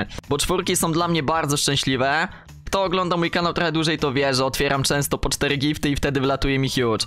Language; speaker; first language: Polish; native; Polish